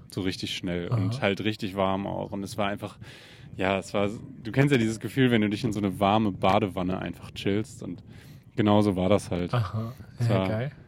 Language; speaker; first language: German; native; German